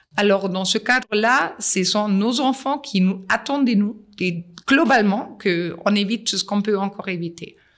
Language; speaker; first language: French; non-native, fluent; German